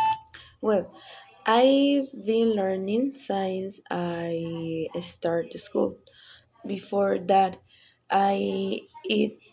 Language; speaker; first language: English; non-native, learner; Spanish